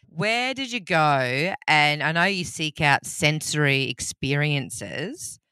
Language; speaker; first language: English; native; English